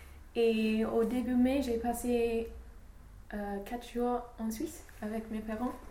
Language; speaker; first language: French; non-native, fluent; English